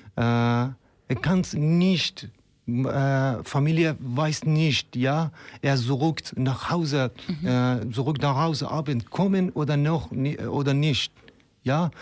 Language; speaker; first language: German; non-native, fluent; Persian